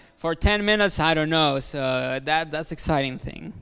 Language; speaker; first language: English; non-native, fluent; Spanish